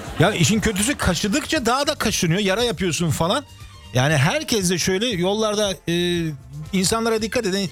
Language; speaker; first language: Turkish; early bilingual, heritage; Turkish